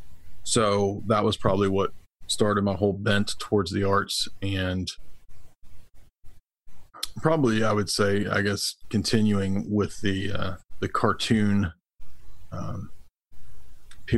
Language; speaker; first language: English; native; English